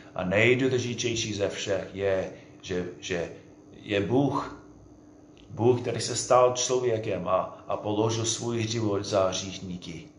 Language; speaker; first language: Czech; non-native, fluent; English